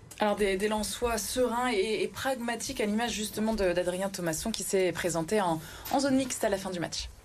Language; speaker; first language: French; native; French